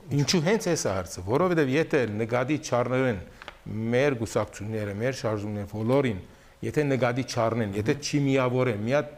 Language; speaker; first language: Armenian; early bilingual, heritage; Armenian